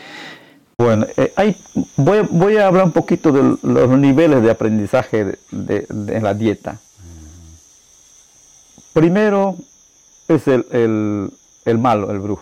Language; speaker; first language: Spanish; non-native, local second language; Shipibo-Conibo